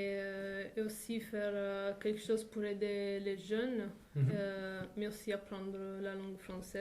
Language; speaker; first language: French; non-native, fluent; Italian